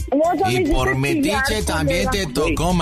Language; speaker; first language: Spanish; native; Spanish